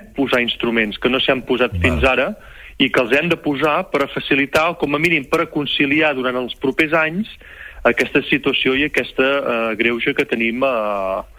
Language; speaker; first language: Catalan; native; Catalan